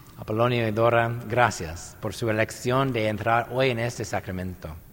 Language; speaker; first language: Spanish; non-native, fluent; English